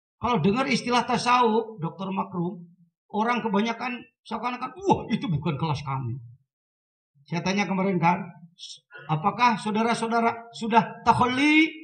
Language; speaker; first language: Indonesian; non-native, local second language; Sundanese